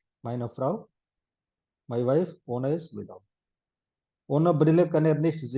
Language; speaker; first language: German; non-native, fluent; Hindi